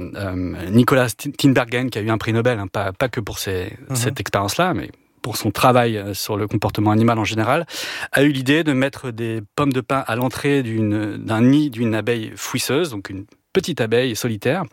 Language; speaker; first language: French; native; French